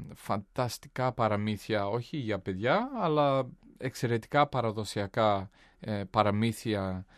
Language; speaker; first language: Greek; non-native, fluent; English